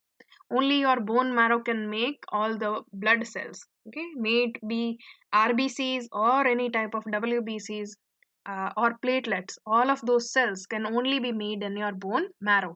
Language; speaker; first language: English; non-native, local second language; Hindi